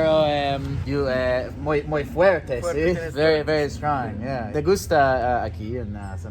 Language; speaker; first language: Spanish; non-native, learner; English